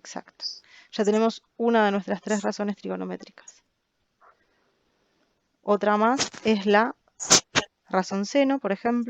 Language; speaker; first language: Spanish; native; Spanish